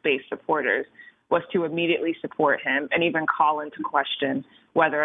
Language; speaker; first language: English; native; English